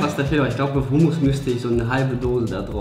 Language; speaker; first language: German; native; German